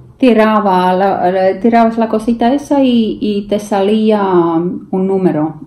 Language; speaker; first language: Spanish; non-native, fluent; Latvian